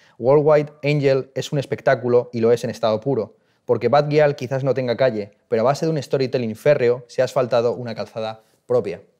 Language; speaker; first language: Spanish; native; Spanish